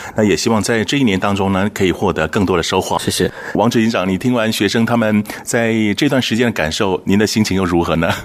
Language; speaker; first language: Chinese; native; Chinese